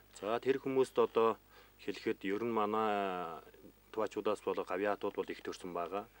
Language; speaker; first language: Mongolian; non-native, local second language; Tuvinian